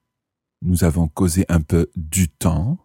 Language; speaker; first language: French; non-native, fluent; English